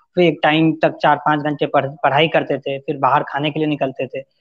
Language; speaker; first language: Hindi; native; Hindi